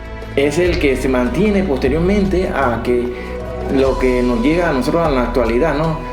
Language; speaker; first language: Spanish; native; Spanish